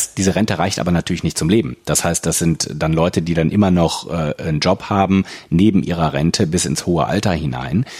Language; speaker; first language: German; native; German